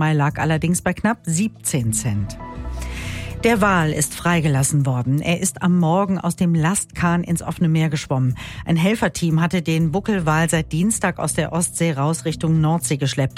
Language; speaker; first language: German; native; German